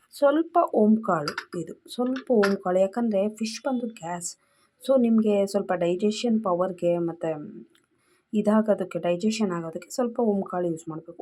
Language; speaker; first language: Kannada; native; Kannada